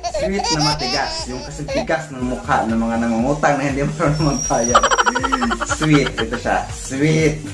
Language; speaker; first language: Filipino; non-native, local second language; Cebuano